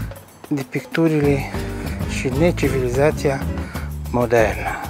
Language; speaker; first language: Romanian; native; Romanian